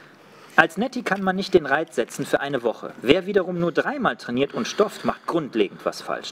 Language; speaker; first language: German; native; German